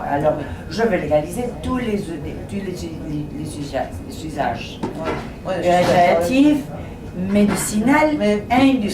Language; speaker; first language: French; non-native, fluent; Spanish